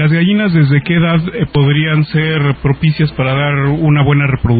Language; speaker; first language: Spanish; native; Spanish